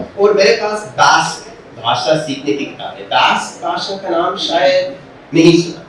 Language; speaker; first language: Hindi; non-native, fluent; English